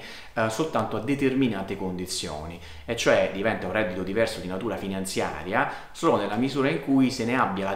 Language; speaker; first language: Italian; native; Italian